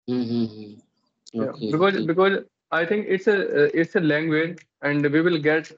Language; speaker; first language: English; non-native, local second language; Hindi